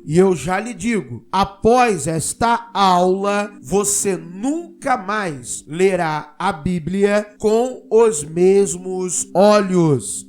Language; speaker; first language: Portuguese; native; Portuguese